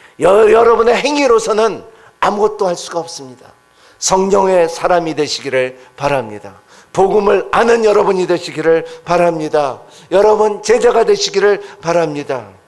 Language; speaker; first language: Korean; non-native, fluent; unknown